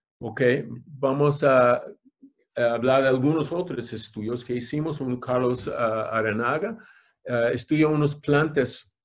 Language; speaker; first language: Spanish; non-native, fluent; English